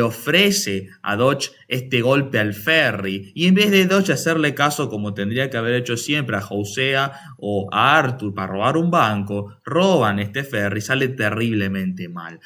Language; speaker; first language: Spanish; native; Spanish